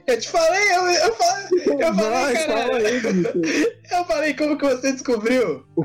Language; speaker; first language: Portuguese; native; Portuguese